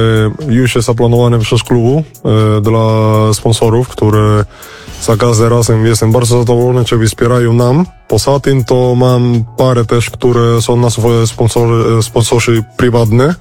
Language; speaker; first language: Polish; non-native, learner; Spanish